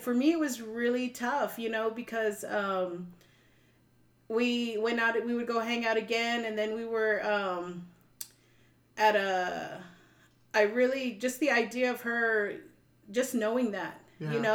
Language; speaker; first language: English; native; English